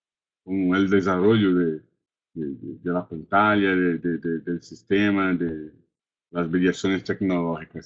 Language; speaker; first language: Spanish; non-native, fluent; Portuguese